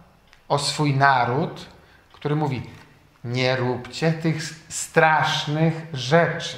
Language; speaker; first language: Polish; native; Polish